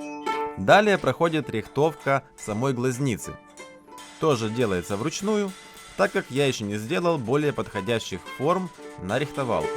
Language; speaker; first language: Russian; native; Russian